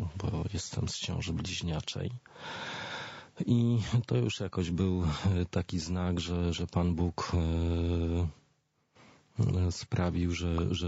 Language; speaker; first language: Polish; native; Polish